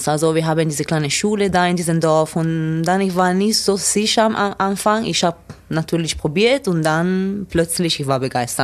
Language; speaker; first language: German; non-native, learner; Italian